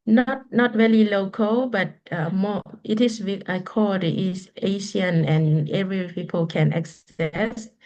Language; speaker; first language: English; non-native, learner; Lao